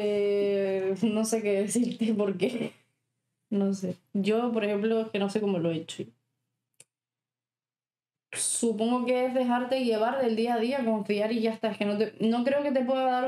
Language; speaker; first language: Spanish; native; Spanish